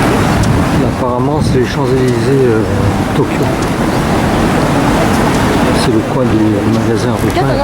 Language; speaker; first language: French; native; French